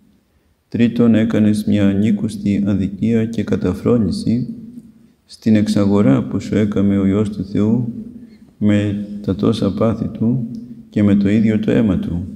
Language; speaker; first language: Greek; native; Greek